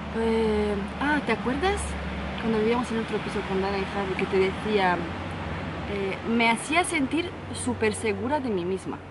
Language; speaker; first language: Spanish; non-native, fluent; Romanian